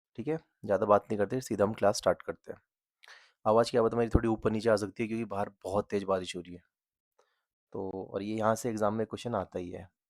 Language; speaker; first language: Hindi; native; Hindi